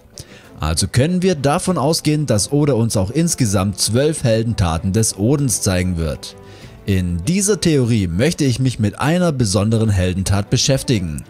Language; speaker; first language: German; native; German